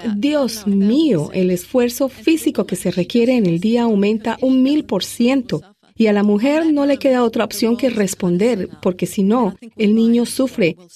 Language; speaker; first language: Spanish; non-native, fluent; English